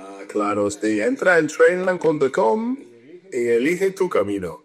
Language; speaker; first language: Spanish; native; Spanish